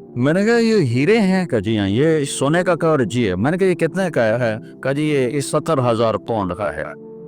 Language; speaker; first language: Urdu; non-native, local second language; Punjabi